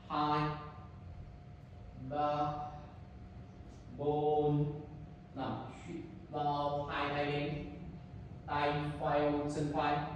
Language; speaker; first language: Vietnamese; non-native, learner; Indonesian